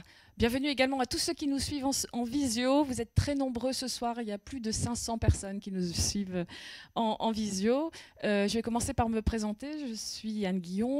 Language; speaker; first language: French; native; French